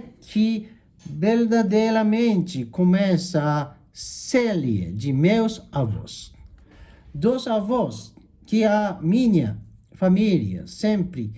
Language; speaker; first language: Portuguese; non-native, learner; Japanese